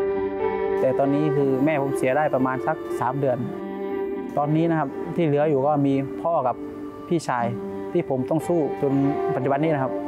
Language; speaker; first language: Thai; native; Thai